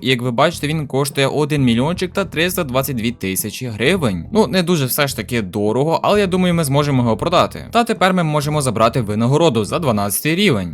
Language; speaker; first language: Ukrainian; native; Ukrainian